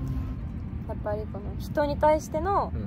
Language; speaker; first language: Japanese; non-native, fluent; Polish